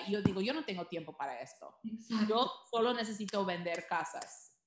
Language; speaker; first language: Spanish; early bilingual, heritage; Spanish